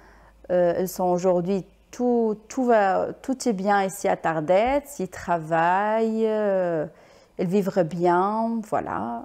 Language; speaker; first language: French; non-native, learner; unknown